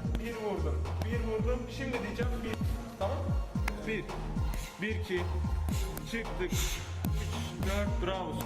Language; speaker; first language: Turkish; non-native, learner; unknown